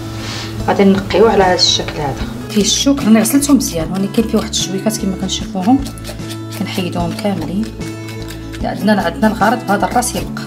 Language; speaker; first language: Arabic; native; Arabic